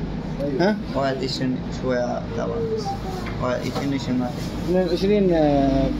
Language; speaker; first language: Arabic; non-native, learner; Bangla